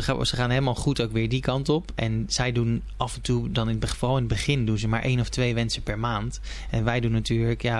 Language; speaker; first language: Dutch; native; Dutch